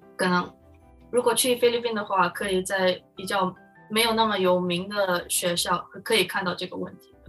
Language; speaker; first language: Chinese; non-native, fluent; Min Nan Chinese